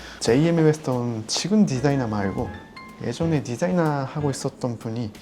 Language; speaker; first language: Korean; non-native, fluent; Japanese